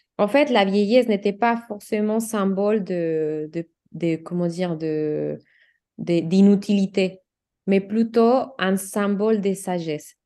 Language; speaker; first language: French; non-native, fluent; Spanish